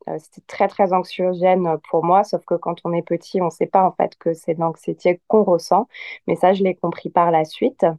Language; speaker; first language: French; native; French